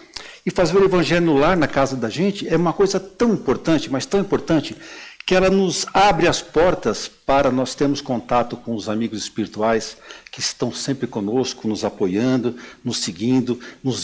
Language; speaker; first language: Portuguese; native; Portuguese